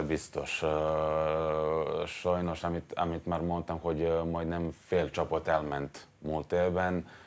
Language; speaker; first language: Hungarian; non-native, learner; Serbian